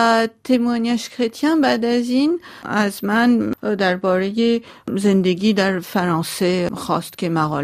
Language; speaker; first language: Persian; non-native, local second language; Armenian